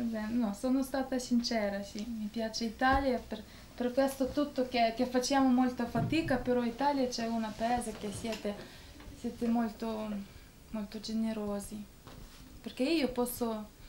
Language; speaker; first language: Italian; non-native, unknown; Ukrainian